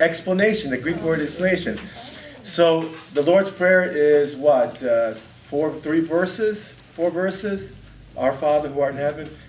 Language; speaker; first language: English; native; English